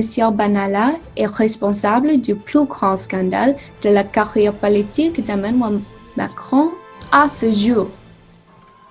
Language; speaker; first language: French; non-native, learner; English